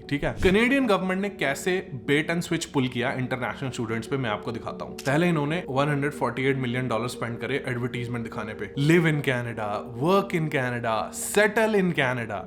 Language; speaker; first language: Hindi; native; Hindi